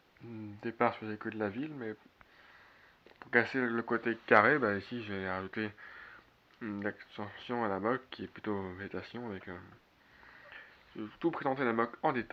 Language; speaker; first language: French; native; French